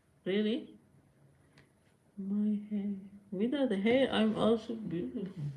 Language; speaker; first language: English; non-native, learner; Persian